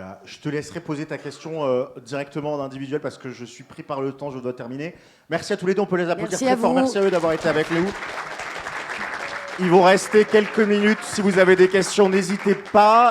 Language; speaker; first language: French; native; French